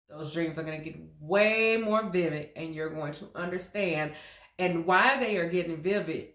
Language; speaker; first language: English; native; English